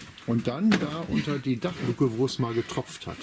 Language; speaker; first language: German; native; German